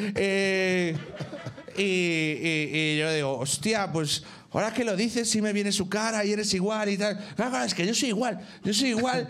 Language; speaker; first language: Spanish; native; Spanish